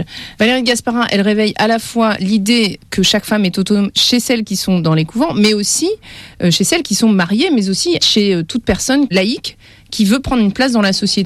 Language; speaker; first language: French; native; French